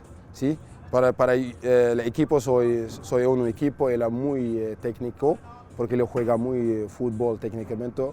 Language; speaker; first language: Spanish; non-native, learner; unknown